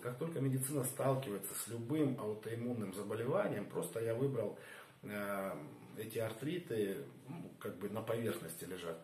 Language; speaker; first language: Russian; native; Russian